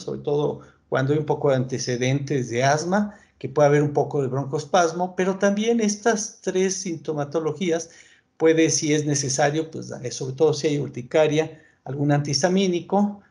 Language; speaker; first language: Spanish; native; Spanish